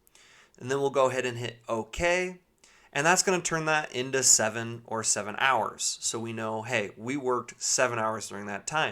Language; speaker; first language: English; native; English